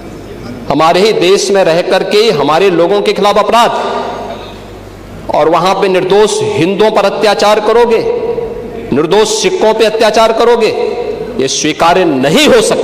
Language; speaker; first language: Hindi; native; Hindi